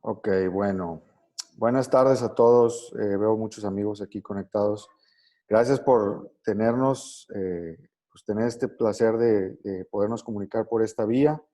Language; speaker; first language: Spanish; native; Spanish